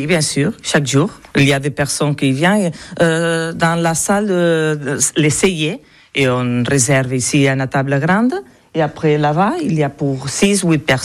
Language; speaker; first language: French; non-native, learner; Catalan